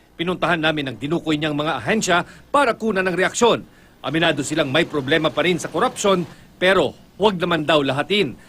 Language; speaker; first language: Filipino; native; Filipino